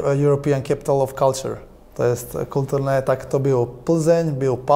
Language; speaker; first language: Polish; non-native, learner; Croatian